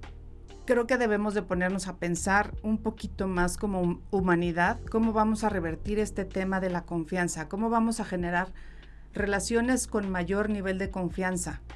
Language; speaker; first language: Spanish; native; Spanish